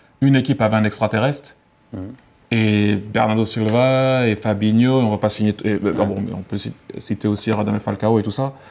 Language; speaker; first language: French; native; French